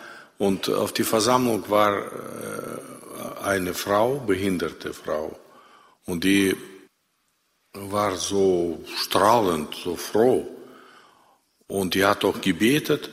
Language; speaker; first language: German; non-native, fluent; Russian